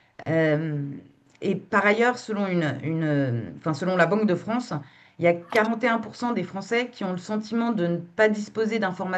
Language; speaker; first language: French; native; French